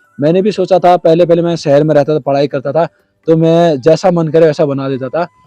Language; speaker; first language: Hindi; native; Hindi